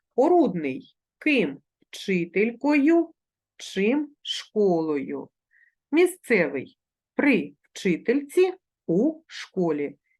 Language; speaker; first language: Ukrainian; native; Ukrainian